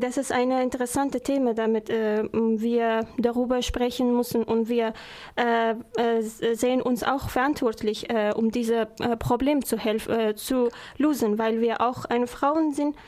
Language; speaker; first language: German; non-native, learner; Persian